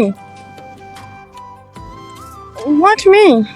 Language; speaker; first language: English; non-native, learner; Chinese